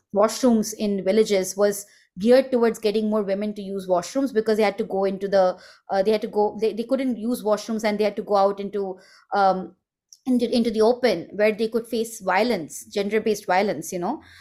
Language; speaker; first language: English; non-native, local second language; Hindi